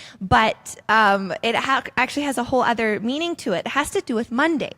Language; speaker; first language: English; native; English